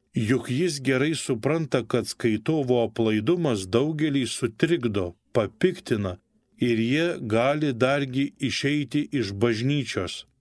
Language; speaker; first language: Lithuanian; native; Lithuanian